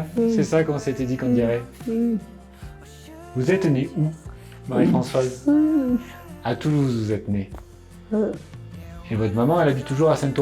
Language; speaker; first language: French; native; French